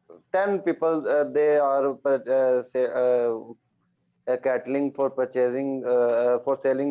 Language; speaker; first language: English; non-native, learner; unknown